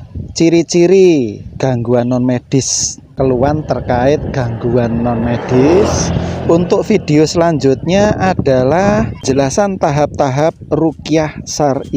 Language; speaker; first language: Indonesian; native; Indonesian